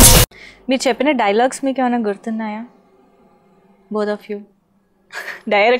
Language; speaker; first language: Telugu; native; Telugu